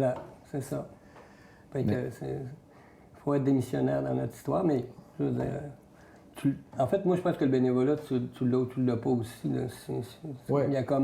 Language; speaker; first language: French; native; French